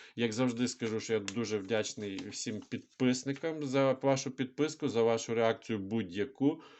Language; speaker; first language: Ukrainian; non-native, local second language; Russian